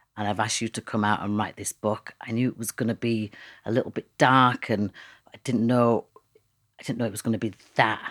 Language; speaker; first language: English; native; English